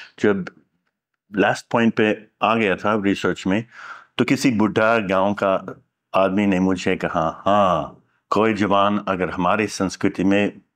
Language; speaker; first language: Hindi; non-native, fluent; English